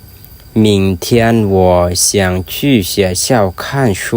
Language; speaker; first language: Chinese; non-native, fluent; Lao